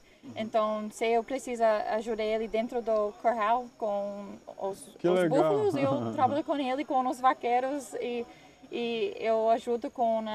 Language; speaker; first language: Portuguese; non-native, learner; English